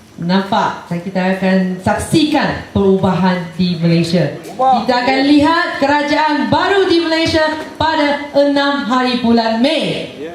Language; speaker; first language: Malay; non-native, local second language; Chinese